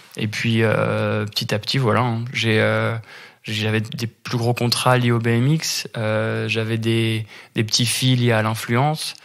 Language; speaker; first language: French; native; French